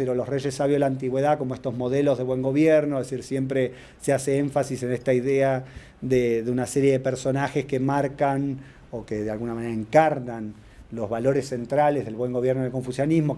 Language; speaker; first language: Spanish; native; Spanish